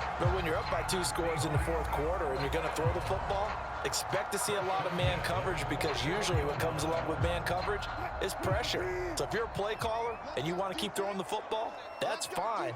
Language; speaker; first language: English; native; English